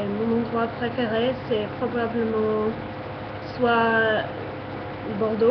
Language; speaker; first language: French; non-native, fluent; English